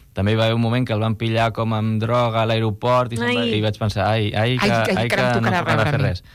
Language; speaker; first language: Catalan; non-native, local second language; Spanish